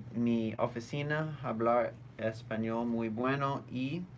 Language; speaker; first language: Spanish; non-native, learner; English